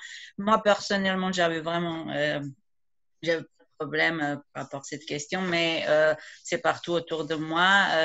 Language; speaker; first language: French; non-native, fluent; Croatian